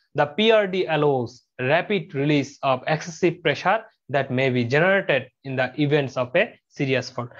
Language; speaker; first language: English; non-native, local second language; Bangla